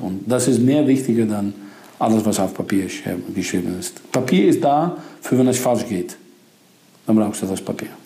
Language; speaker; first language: German; non-native, fluent; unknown